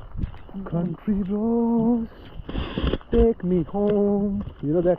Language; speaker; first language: English; non-native, fluent; Hindi